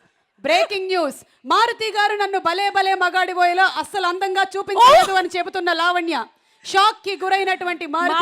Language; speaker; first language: Telugu; native; Telugu